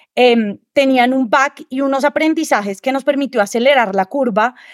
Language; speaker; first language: Spanish; native; Spanish